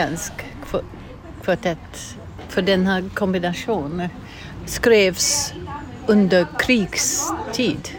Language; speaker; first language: Swedish; non-native, learner; English